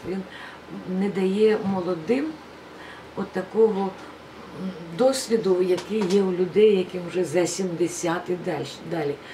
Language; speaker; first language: Ukrainian; non-native, local second language; Russian